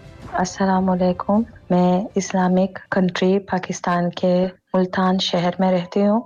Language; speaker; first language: Urdu; non-native, fluent; Tajik